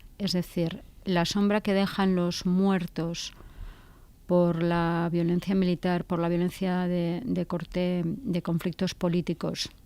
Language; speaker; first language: Spanish; native; Spanish